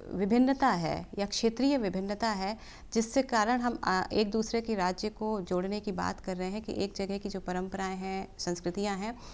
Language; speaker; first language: Hindi; native; Hindi